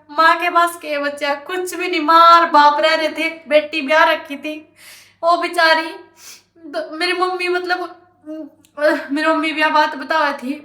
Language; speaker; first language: Hindi; native; Hindi